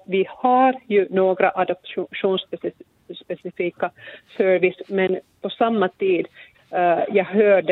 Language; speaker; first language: Swedish; non-native, local second language; Finnish